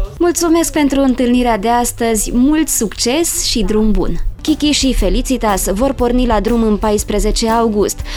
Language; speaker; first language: Romanian; native; Romanian